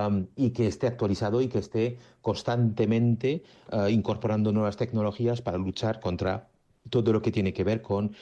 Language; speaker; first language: Spanish; native; Spanish